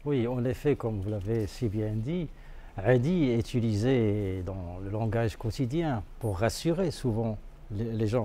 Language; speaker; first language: French; non-native, local second language; Arabic